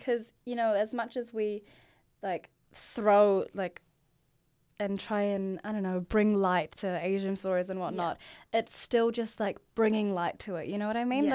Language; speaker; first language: English; native; English